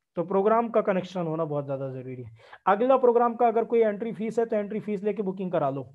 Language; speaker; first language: Hindi; native; Hindi